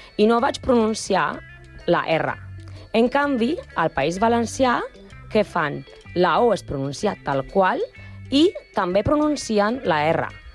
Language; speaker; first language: Catalan; non-native, learner; Spanish